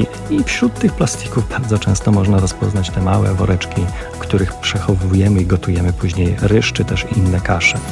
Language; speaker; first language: Polish; native; Polish